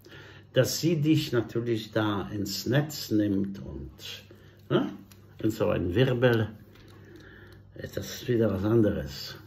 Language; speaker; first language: German; non-native, fluent; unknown